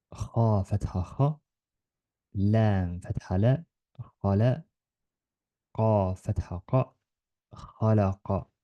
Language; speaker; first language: Arabic; non-native, learner; Estonian